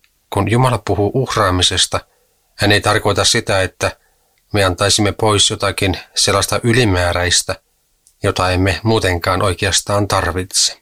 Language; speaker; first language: Finnish; native; Finnish